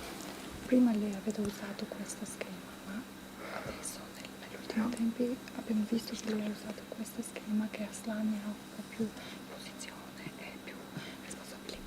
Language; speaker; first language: Italian; non-native, learner; Albanian